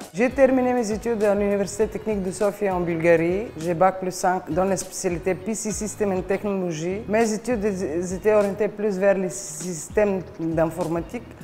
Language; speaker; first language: French; non-native, fluent; Bulgarian